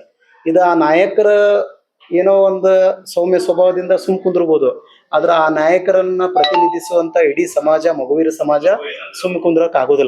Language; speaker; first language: Kannada; native; Kannada